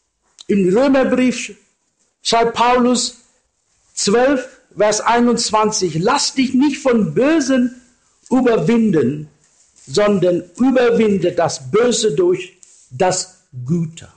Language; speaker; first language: German; non-native, learner; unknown